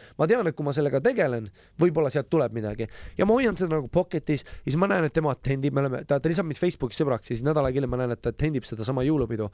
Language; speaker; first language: Estonian; native; Estonian